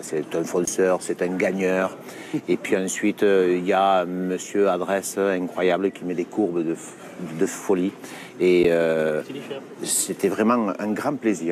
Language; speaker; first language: French; native; French